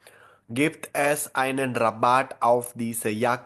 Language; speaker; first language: German; non-native, learner; Hindi